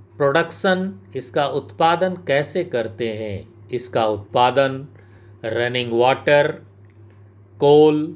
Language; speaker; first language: Hindi; native; Hindi